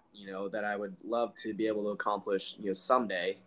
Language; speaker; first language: English; native; English